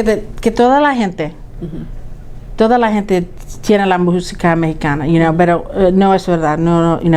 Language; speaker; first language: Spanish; early bilingual, heritage; Spanish